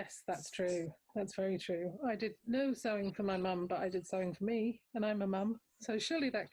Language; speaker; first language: English; native; English